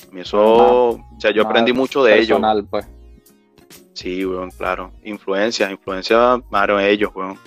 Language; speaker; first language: Spanish; native; Spanish